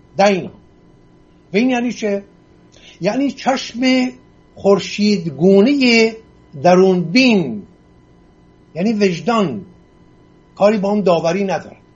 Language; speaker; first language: Persian; non-native, local second language; Assyrian Neo-Aramaic